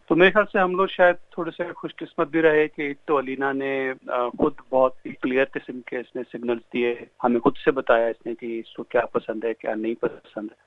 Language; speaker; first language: Urdu; native; Urdu